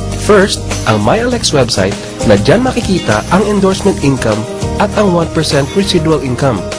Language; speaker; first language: Filipino; native; Filipino